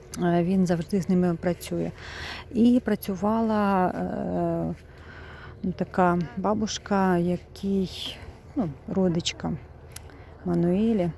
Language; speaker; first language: Ukrainian; native; Ukrainian